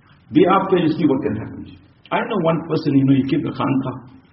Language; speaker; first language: English; native; English